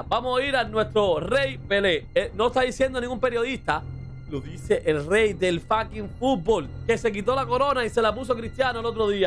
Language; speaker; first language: Spanish; native; Spanish